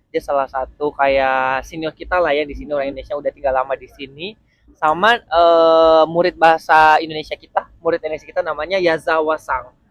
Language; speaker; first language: Indonesian; native; Indonesian